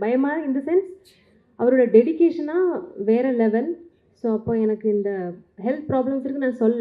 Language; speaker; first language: Tamil; non-native, learner; Malayalam